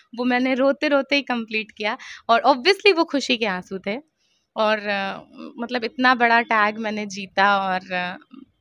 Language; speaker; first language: Hindi; native; Hindi